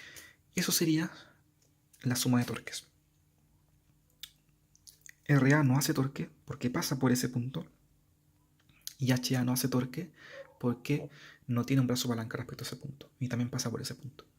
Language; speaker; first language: Spanish; native; Spanish